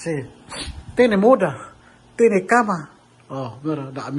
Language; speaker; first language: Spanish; non-native, learner; Filipino